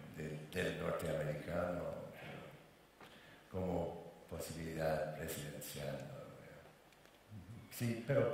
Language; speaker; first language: Spanish; non-native, fluent; English